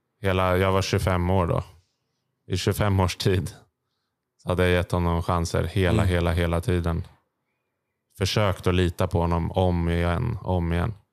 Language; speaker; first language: Swedish; native; Swedish